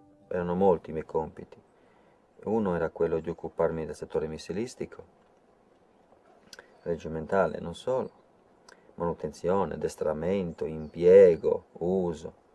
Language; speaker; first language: Italian; native; Italian